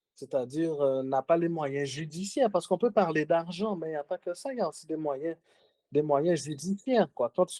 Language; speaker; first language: French; native; French